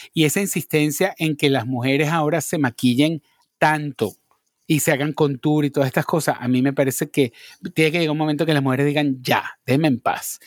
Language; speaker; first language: Spanish; native; Spanish